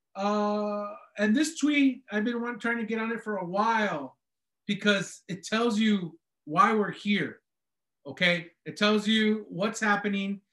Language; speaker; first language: English; early bilingual, other home language; Spanish